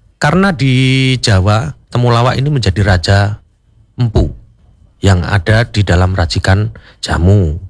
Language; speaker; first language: Indonesian; native; Indonesian